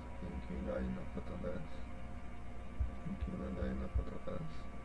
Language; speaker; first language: Japanese; non-native, learner; English